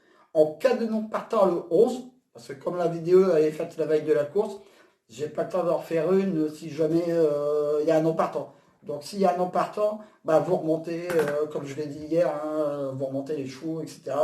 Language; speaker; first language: French; native; French